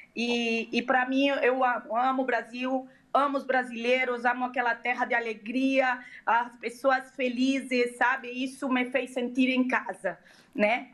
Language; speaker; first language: Portuguese; non-native, fluent; Arabic